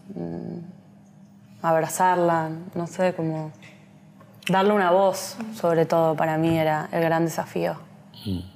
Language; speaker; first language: Spanish; native; Spanish